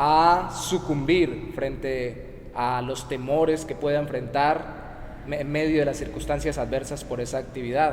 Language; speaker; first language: Spanish; native; Spanish